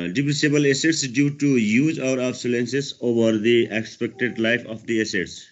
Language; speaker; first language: English; non-native, local second language; Nepali